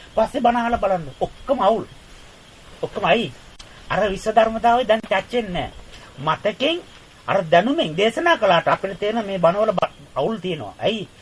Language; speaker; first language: Sinhala; non-native, fluent; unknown